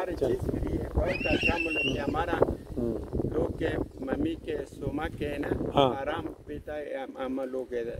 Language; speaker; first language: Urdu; non-native, learner; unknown